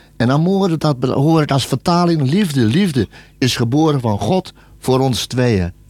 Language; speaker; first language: Dutch; native; Dutch